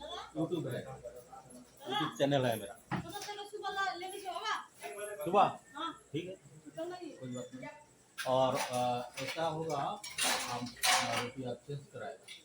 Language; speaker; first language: Hindi; non-native, local second language; Bangla